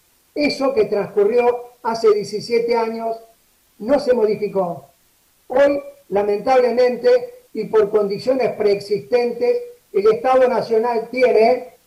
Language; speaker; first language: Spanish; native; Spanish